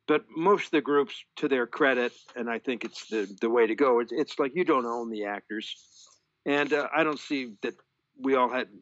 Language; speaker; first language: English; native; English